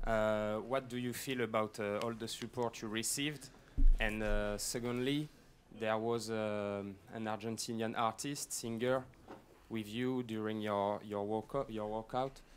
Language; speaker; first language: English; non-native, fluent; French